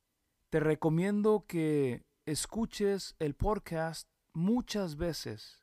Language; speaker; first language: Spanish; early bilingual, heritage; Spanish